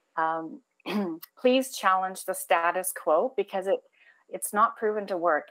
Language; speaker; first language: English; native; English